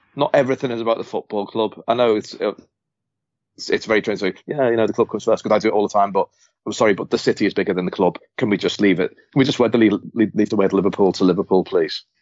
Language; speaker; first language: English; native; English